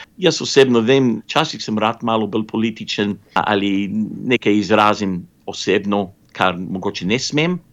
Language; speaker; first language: Slovenian; early bilingual, heritage; Slovenian